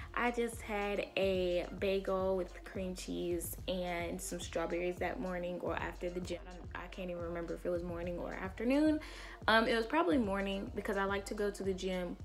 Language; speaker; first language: English; native; English